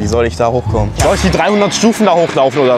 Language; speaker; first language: German; native; German